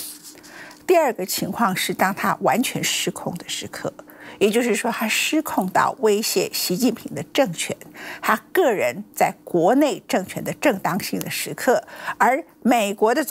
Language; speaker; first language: Chinese; native; Chinese